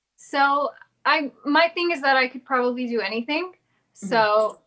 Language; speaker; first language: English; native; English